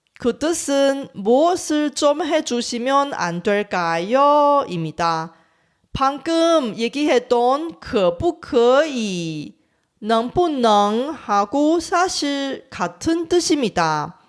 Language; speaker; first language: Korean; non-native, fluent; Chinese